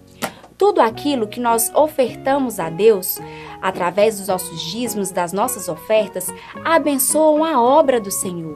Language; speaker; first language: Portuguese; native; Portuguese